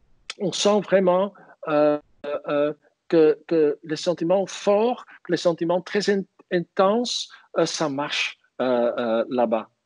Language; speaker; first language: French; non-native, fluent; Dutch